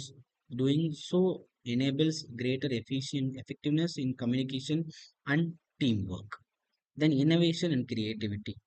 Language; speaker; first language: English; non-native, local second language; Tamil